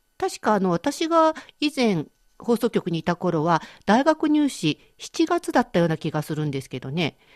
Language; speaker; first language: Japanese; native; Japanese